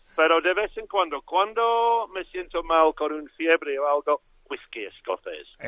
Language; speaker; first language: Spanish; non-native, fluent; English